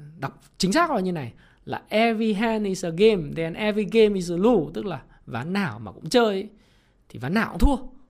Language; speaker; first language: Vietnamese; native; Vietnamese